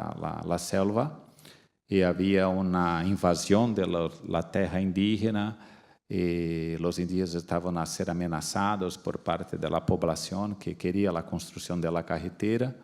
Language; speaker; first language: Spanish; non-native, fluent; Portuguese